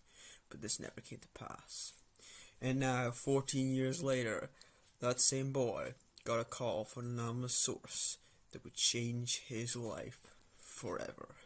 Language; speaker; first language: English; native; English